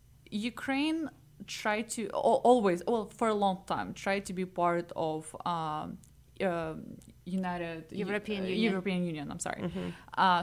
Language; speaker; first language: English; non-native, fluent; Ukrainian